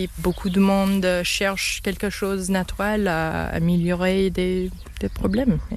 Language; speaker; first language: French; non-native, learner; English